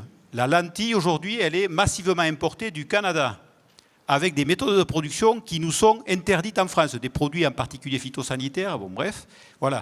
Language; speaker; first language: French; native; French